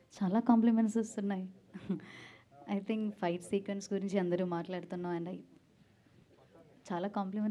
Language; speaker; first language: Telugu; non-native, learner; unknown